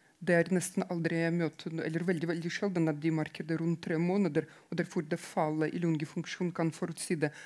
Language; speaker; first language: Norwegian; non-native, fluent; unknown